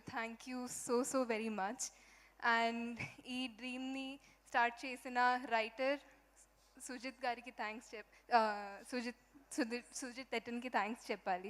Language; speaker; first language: Telugu; non-native, fluent; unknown